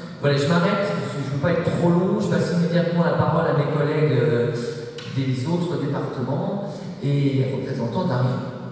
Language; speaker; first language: French; native; French